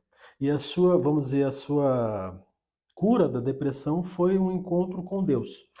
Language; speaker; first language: Portuguese; native; Portuguese